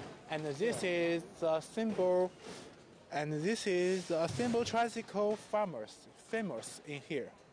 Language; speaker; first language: English; non-native, learner; Chinese